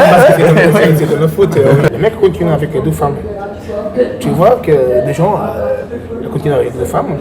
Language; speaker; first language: French; non-native, fluent; Portuguese